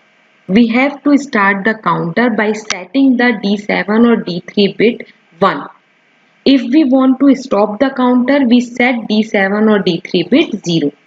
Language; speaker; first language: English; non-native, local second language; Hindi